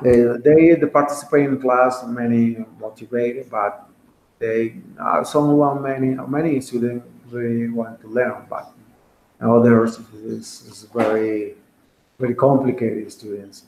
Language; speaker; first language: English; non-native, learner; Spanish